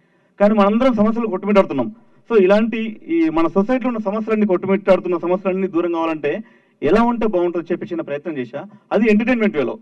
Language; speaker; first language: Telugu; native; Telugu